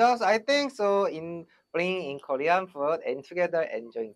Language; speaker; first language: English; non-native, learner; Korean